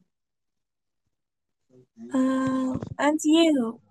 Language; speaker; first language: English; non-native, learner; Persian